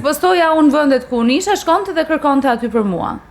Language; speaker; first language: Albanian; native; Albanian